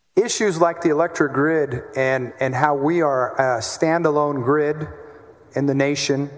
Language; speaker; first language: English; native; English